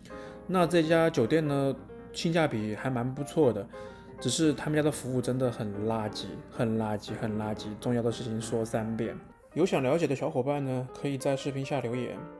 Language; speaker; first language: Chinese; native; Chinese